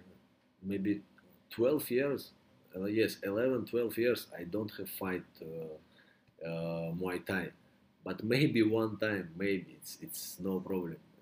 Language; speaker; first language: English; non-native, learner; Russian